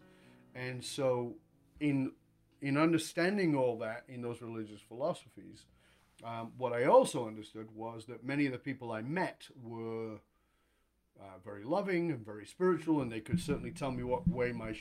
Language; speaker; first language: English; native; English